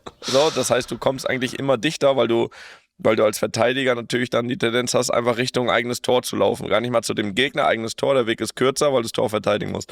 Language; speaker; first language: German; native; German